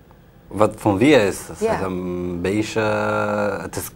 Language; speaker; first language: Dutch; non-native, learner; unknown